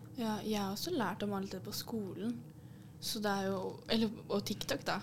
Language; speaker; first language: Norwegian; native; Norwegian